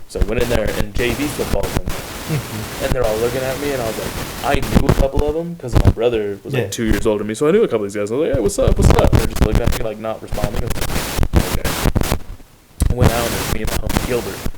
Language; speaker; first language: English; native; English